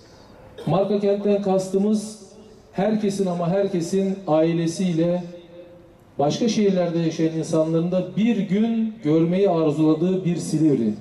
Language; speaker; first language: Turkish; native; Turkish